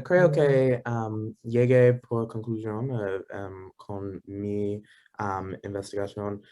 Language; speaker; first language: Spanish; non-native, learner; English